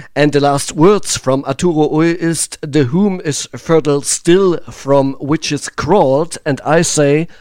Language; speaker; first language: English; non-native, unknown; German